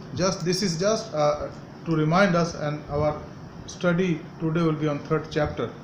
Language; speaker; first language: English; non-native, local second language; Hindi